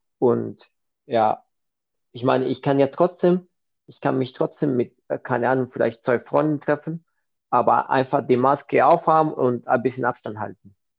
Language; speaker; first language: German; non-native, fluent; Spanish